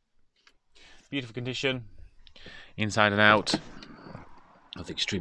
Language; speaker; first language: English; native; English